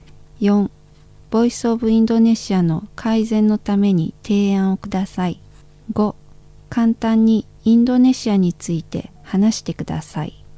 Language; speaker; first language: Japanese; non-native, fluent; Indonesian